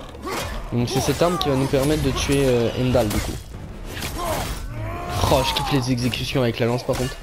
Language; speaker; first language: French; native; French